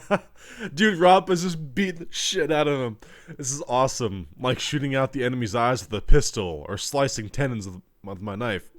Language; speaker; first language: English; native; English